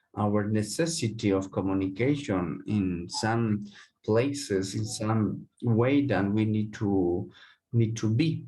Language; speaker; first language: English; non-native, learner; Spanish